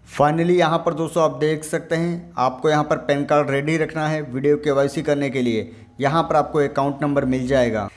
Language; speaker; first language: Hindi; native; Hindi